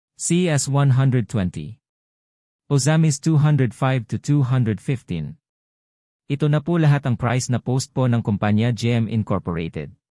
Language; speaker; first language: Filipino; non-native, local second language; Bikol